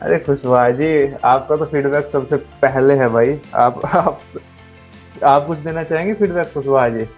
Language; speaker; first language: Hindi; native; Hindi